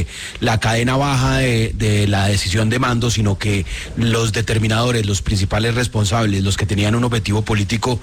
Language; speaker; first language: Spanish; native; Spanish